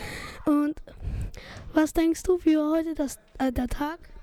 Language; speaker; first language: German; early bilingual, other home language; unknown